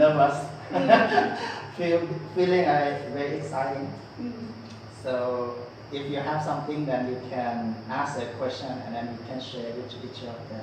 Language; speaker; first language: English; non-native, learner; Lao